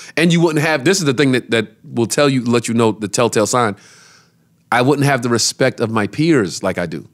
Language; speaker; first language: English; native; English